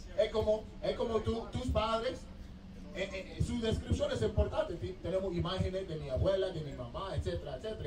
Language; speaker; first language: Spanish; non-native, learner; English